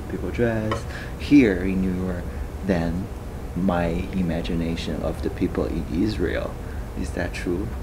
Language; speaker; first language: English; non-native, fluent; Chinese